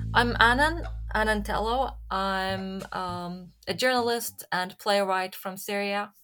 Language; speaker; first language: English; non-native, fluent; Arabic